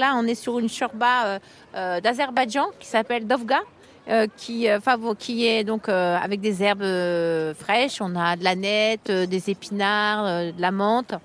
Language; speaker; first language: French; native; French